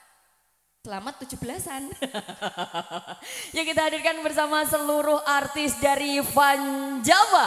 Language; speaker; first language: Indonesian; non-native, local second language; Javanese